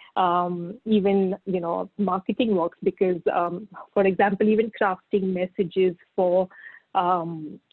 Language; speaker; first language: English; non-native, local second language; Marathi